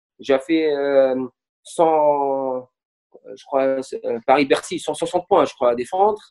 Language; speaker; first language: French; non-native, local second language; Arabic